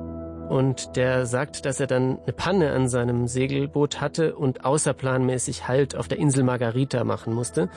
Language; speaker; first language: German; native; German